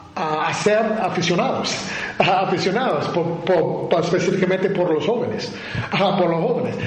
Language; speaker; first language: Spanish; non-native, learner; English